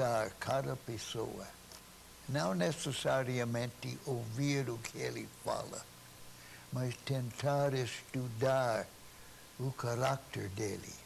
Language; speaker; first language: Portuguese; non-native, fluent; English